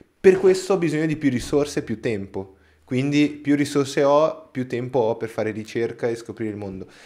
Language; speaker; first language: Italian; non-native, fluent; Portuguese